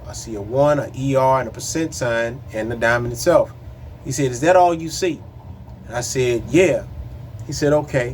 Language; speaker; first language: English; native; English